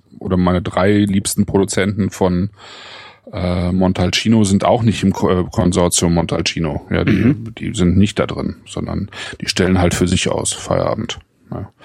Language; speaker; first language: German; native; German